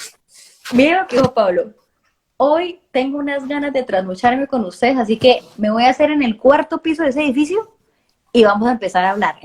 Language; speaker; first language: Spanish; native; Spanish